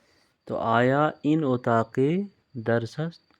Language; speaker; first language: Persian; non-native, fluent; Urdu